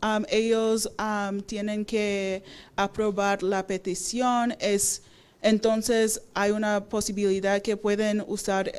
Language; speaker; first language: Spanish; non-native, fluent; English